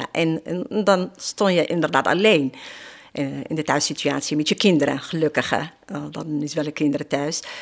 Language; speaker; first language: Dutch; non-native, fluent; Arabic